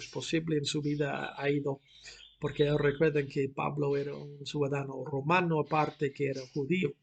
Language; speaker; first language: Spanish; non-native, fluent; English